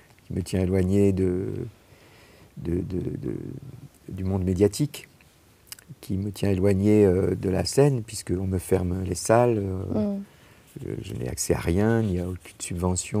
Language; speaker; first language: French; native; French